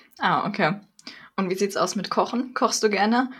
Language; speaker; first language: German; native; German